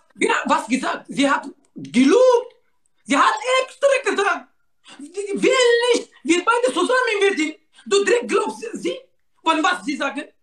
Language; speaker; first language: German; non-native, learner; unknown